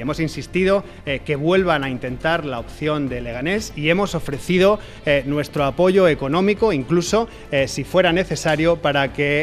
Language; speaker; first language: Spanish; native; Spanish